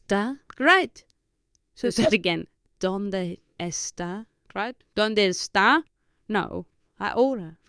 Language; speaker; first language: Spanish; non-native, fluent; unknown